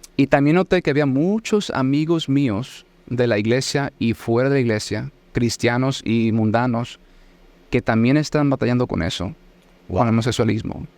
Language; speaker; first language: Spanish; early bilingual, heritage; Spanish